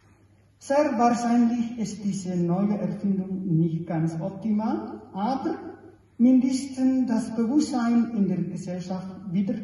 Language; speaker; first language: German; non-native, fluent; Indonesian